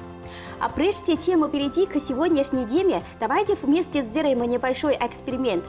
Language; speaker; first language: Russian; non-native, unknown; Chinese